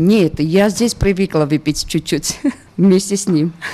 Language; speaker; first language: Russian; non-native, local second language; Georgian